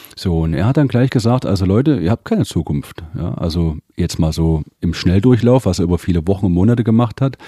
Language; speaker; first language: German; native; German